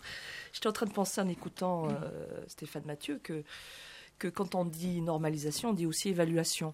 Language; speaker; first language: French; native; French